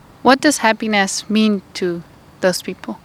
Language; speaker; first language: English; non-native, fluent; Dutch